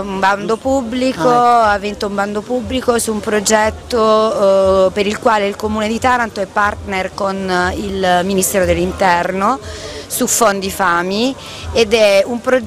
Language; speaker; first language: Italian; native; Italian